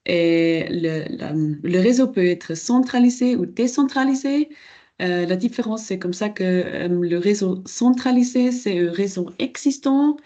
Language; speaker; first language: French; non-native, local second language; German